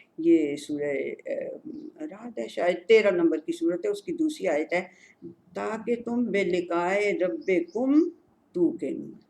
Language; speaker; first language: Urdu; native; Urdu